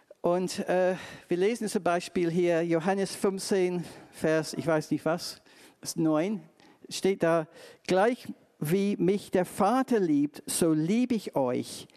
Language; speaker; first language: German; non-native, fluent; English